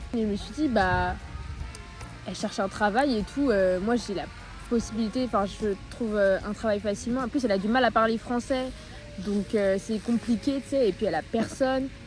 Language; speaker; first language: French; native; French